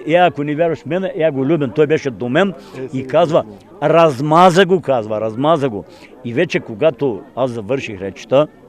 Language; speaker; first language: Bulgarian; native; Bulgarian